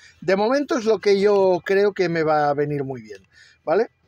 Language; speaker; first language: Spanish; native; Spanish